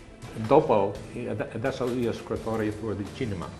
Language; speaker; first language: Italian; non-native, learner; English